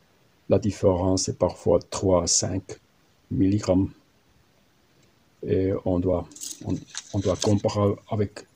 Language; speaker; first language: French; non-native, learner; German